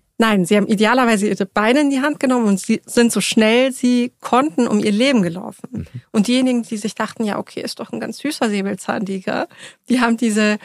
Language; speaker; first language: German; early bilingual, other home language; Persian